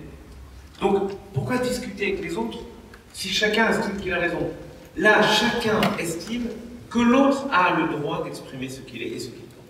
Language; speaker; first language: French; native; French